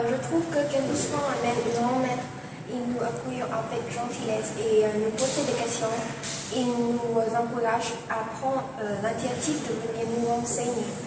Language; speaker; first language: French; non-native, learner; Vietnamese